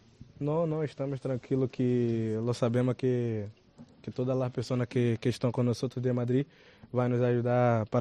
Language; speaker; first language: Spanish; non-native, local second language; Portuguese